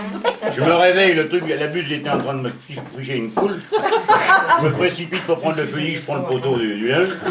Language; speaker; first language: French; native; French